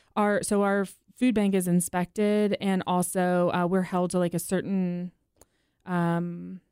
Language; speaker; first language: English; native; English